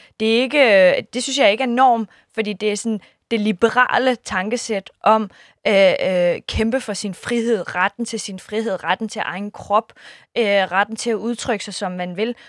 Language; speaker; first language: Danish; early bilingual, other home language; Kurdish